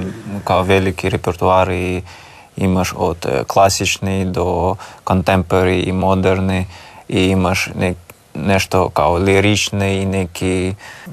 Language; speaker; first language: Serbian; non-native, learner; Russian